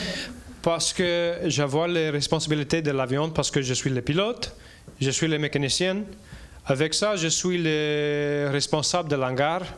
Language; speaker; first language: French; non-native, learner; English